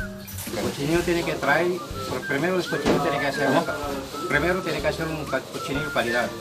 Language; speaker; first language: Spanish; native; Spanish